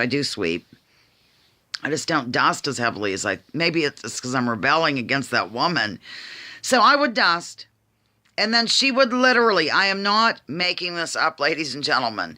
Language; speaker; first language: English; native; English